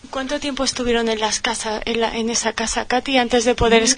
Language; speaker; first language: Spanish; native; Spanish